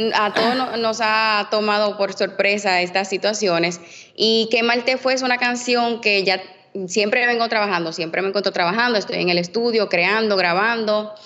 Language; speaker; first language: Spanish; native; Spanish